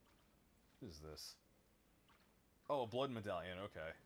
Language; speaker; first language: English; native; English